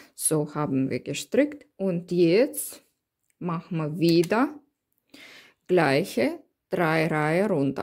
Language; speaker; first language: German; non-native, learner; Russian